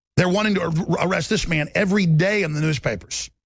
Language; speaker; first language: English; native; English